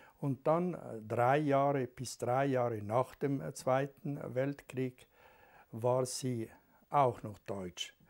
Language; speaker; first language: German; non-native, local second language; Ladin